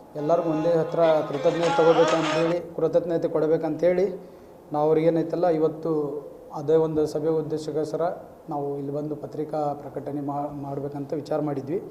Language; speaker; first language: Kannada; non-native, local second language; Urdu